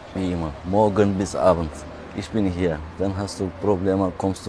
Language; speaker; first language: German; non-native, learner; Turkish